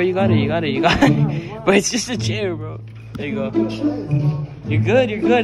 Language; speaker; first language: English; early bilingual, other home language; Spanish